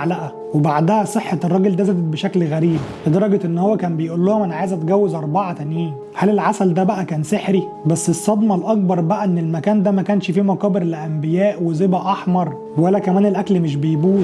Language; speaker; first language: Arabic; native; Arabic